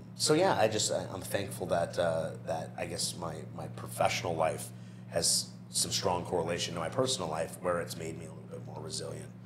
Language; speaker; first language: English; native; English